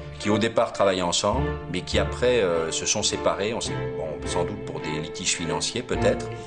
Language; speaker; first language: French; native; French